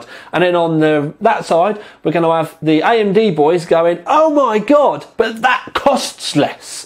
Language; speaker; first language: English; native; English